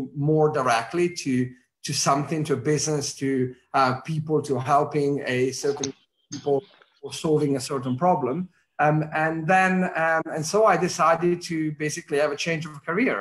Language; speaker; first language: English; non-native, fluent; Italian